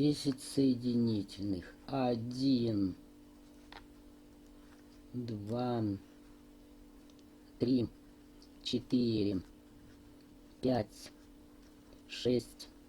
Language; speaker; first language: Russian; native; Russian